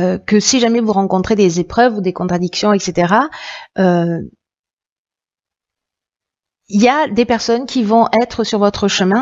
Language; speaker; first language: French; native; French